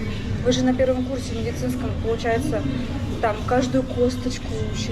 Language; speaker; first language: Russian; native; Russian